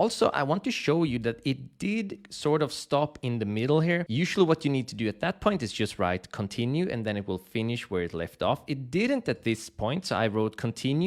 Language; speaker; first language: English; native; English